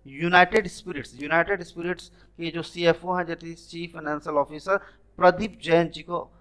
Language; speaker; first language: Hindi; native; Hindi